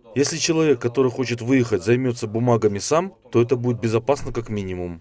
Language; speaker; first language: Russian; non-native, local second language; Kyrgyz